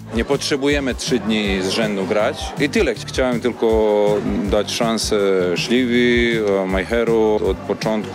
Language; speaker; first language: Polish; non-native, fluent; Serbian